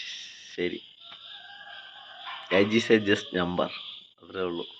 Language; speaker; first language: Malayalam; native; Malayalam